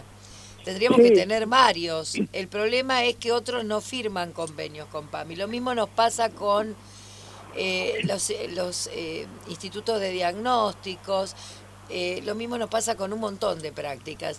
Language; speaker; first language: Spanish; native; Spanish